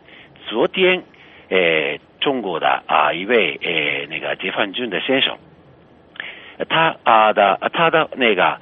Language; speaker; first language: Chinese; non-native, fluent; Japanese